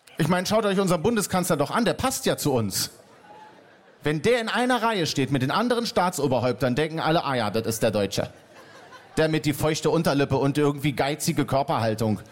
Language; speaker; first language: German; native; German